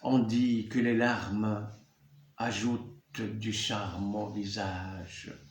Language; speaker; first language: French; non-native, local second language; Arabic